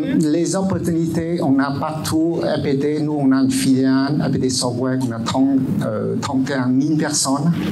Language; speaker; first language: French; non-native, fluent; Vietnamese